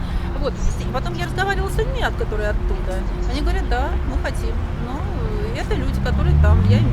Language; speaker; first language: Russian; native; Russian